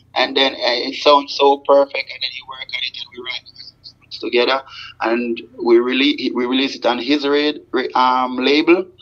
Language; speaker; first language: English; non-native, local second language; Jamaican Creole English